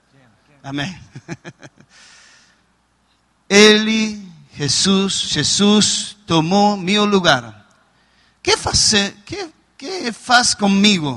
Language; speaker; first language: Portuguese; non-native, learner; Spanish